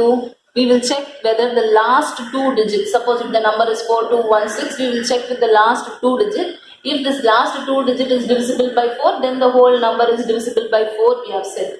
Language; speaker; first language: English; non-native, local second language; Tamil